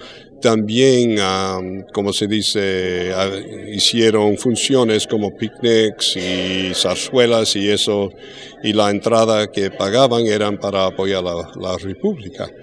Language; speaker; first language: Spanish; early bilingual, heritage; English